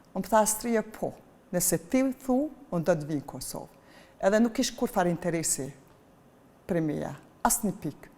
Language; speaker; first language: Albanian; native; Albanian